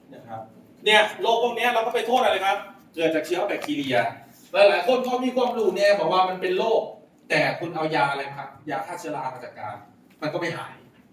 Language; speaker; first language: Thai; non-native, local second language; Lao